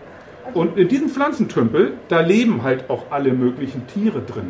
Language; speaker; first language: German; native; German